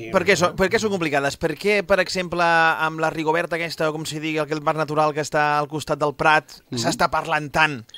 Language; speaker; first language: Catalan; non-native, local second language; Spanish